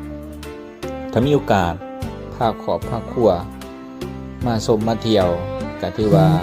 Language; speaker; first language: Thai; non-native, local second language; Lao